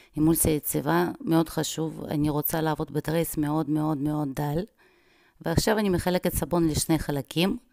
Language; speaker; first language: Hebrew; non-native, fluent; Russian